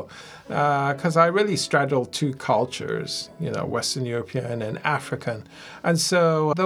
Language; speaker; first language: English; non-native, local second language; Ewe